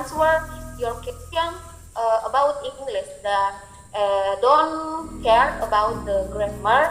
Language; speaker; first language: English; non-native, learner; Indonesian